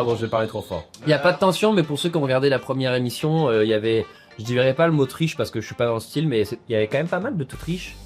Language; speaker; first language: French; native; French